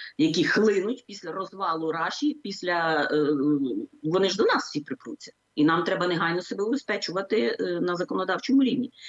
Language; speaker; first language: Ukrainian; native; Ukrainian